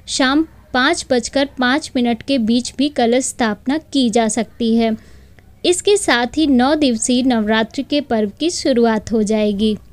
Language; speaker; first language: Hindi; native; Hindi